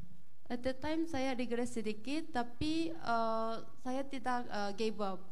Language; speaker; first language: Indonesian; non-native, learner; Korean